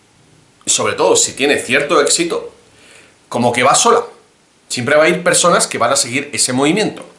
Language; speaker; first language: Spanish; native; Spanish